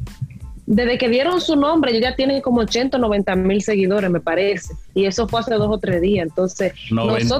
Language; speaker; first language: Spanish; native; Spanish